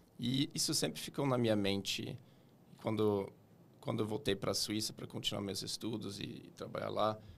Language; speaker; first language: Portuguese; non-native, fluent; German